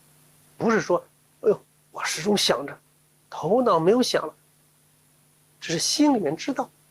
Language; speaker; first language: Chinese; native; Chinese